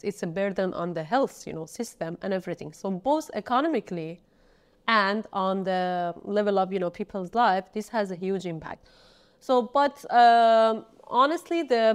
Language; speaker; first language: English; non-native, fluent; Persian